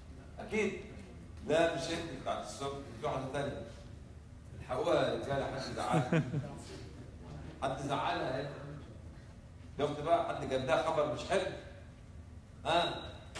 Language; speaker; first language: Arabic; native; Arabic